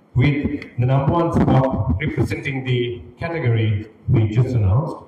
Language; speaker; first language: English; non-native, local second language; Sinhala